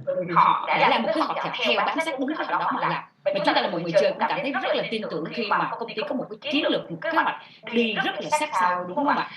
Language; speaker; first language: Vietnamese; native; Vietnamese